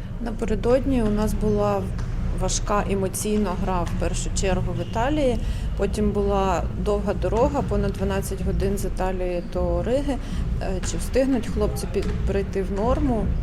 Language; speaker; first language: Ukrainian; native; Ukrainian